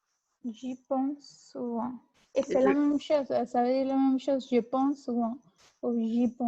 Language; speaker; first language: French; non-native, learner; Spanish